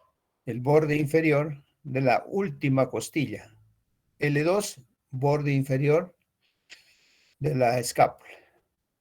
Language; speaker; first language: Spanish; native; Spanish